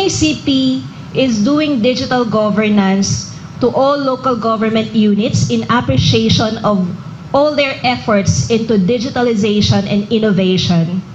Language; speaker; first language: English; non-native, local second language; Filipino